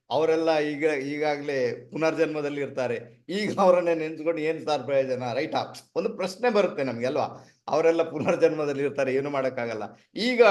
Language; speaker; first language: Kannada; non-native, local second language; Tulu